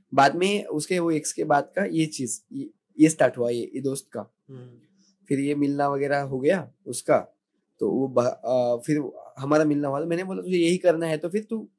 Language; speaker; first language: Hindi; non-native, local second language; Marathi